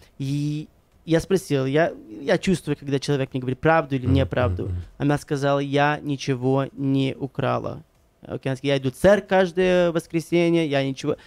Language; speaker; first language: Russian; non-native, fluent; English